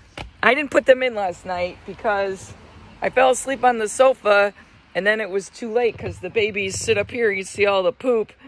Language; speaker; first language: English; native; English